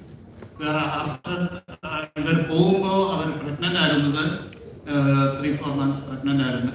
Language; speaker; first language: Tamil; non-native, learner; Malayalam